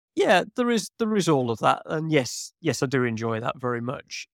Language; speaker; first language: English; native; English